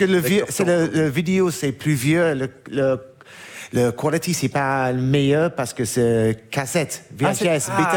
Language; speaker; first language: French; non-native, learner; English